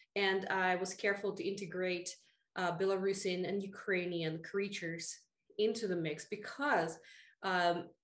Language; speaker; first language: English; early bilingual, other home language; Russian